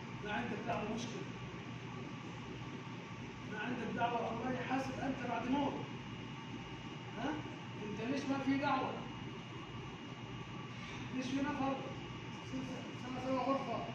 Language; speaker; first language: Arabic; non-native, learner; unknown